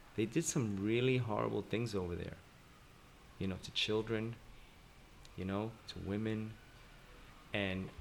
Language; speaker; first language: English; early bilingual, other home language; Spanish